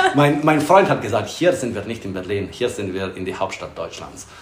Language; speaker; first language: German; non-native, fluent; Italian